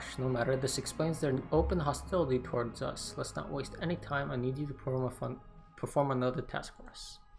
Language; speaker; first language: English; native; English